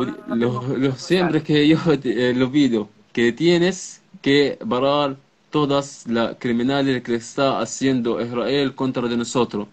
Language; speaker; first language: Spanish; non-native, learner; Arabic